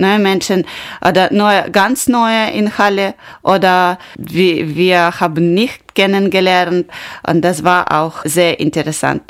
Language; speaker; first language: German; non-native, learner; Ukrainian